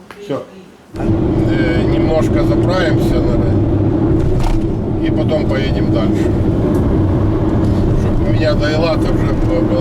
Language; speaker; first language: Russian; native; Russian